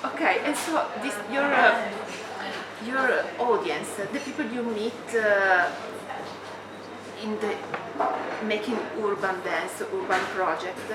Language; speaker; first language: English; non-native, fluent; Italian